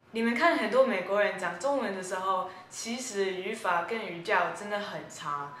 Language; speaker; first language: Chinese; early bilingual, heritage; Chinese